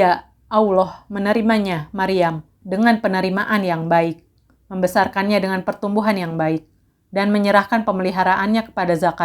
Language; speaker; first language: Indonesian; native; Indonesian